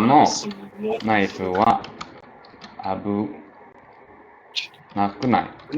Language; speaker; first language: Japanese; non-native, fluent; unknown